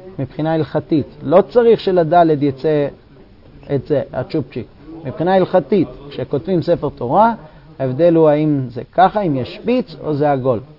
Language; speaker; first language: Hebrew; non-native, fluent; English